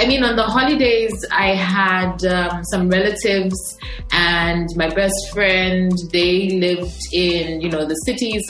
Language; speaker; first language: English; non-native, local second language; Bemba